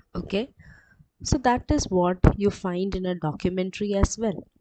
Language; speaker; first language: English; non-native, local second language; Malayalam